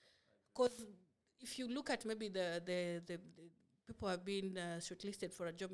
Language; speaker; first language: English; non-native, local second language; Swahili